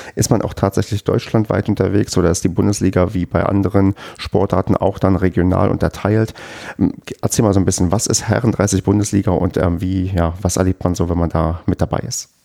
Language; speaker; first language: German; native; German